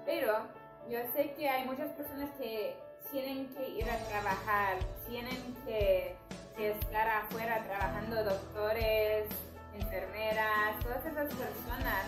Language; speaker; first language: Spanish; non-native, fluent; English